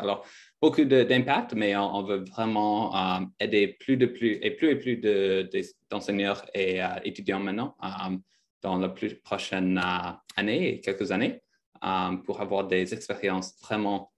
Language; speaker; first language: French; non-native, fluent; English